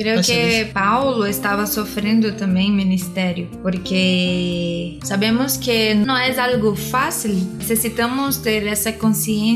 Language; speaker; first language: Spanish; non-native, learner; Portuguese